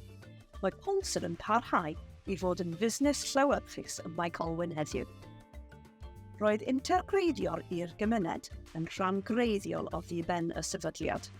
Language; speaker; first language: Welsh; native; Welsh